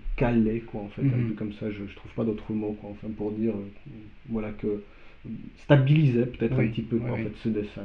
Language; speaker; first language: French; non-native, fluent; Polish